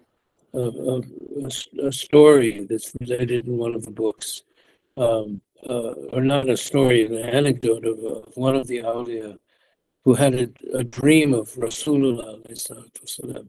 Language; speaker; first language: English; native; English